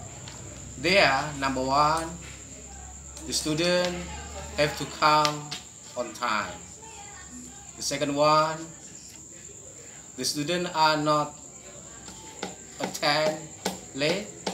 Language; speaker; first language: English; non-native, fluent; Indonesian